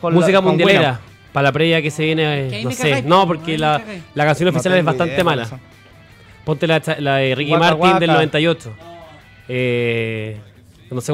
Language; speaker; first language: Spanish; native; Spanish